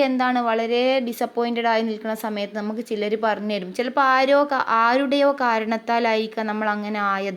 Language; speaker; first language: Malayalam; native; Malayalam